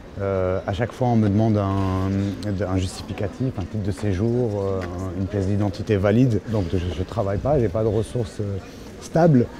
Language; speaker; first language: French; non-native, local second language; Arabic